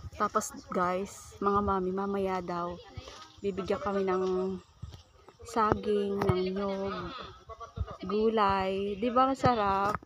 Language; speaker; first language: Filipino; non-native, local second language; Bikol